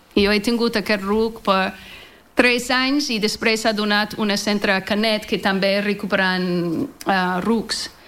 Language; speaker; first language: Catalan; non-native, learner; English